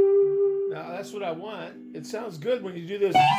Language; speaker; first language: English; native; English